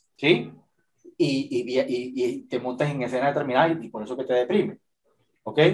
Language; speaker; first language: Spanish; native; Spanish